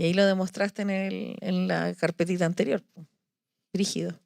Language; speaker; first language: Spanish; native; Spanish